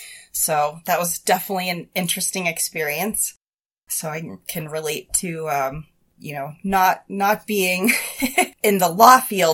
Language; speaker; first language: English; native; English